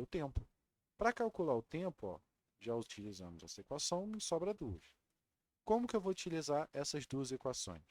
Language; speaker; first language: Portuguese; native; Portuguese